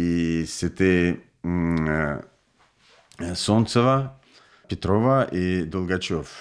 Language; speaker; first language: French; non-native, fluent; Russian